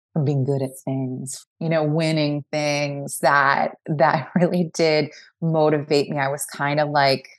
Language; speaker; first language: English; native; English